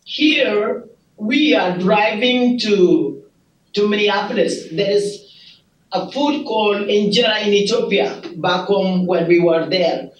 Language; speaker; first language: English; non-native, learner; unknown